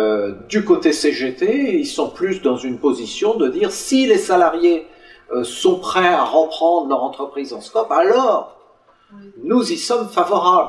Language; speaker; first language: French; native; French